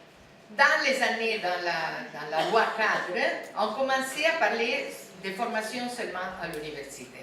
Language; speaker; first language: French; non-native, fluent; Italian